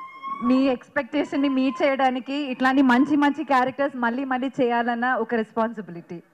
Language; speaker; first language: Telugu; non-native, fluent; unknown